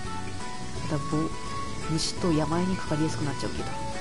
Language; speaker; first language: Japanese; native; Japanese